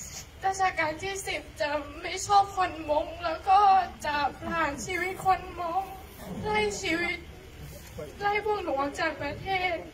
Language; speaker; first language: Thai; non-native, local second language; Hmong